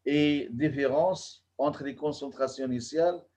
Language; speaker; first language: French; non-native, local second language; Arabic